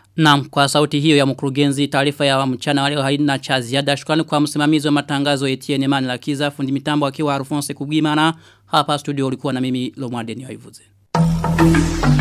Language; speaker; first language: Swahili; non-native, local second language; Rundi